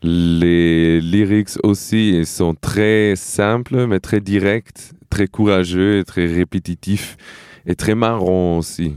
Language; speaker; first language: French; non-native, fluent; Portuguese